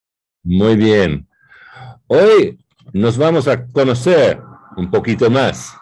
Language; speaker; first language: Spanish; non-native, learner; English